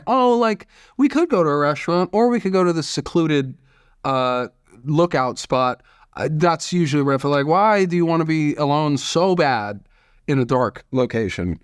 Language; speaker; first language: English; native; English